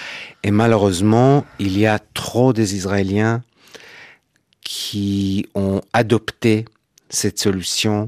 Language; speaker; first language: French; non-native, fluent; Hebrew